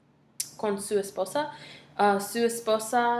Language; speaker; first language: Spanish; non-native, learner; English